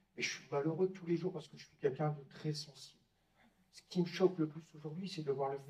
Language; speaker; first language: French; native; French